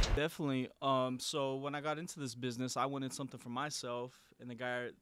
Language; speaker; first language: English; native; English